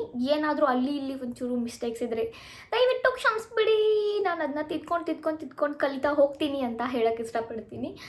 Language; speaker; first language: Kannada; native; Kannada